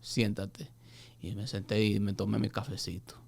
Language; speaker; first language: Spanish; early bilingual, heritage; Spanish